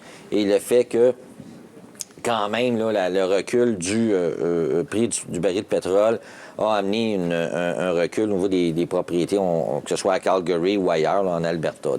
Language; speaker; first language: French; native; French